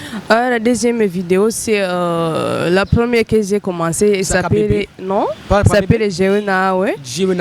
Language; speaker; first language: French; non-native, local second language; Rundi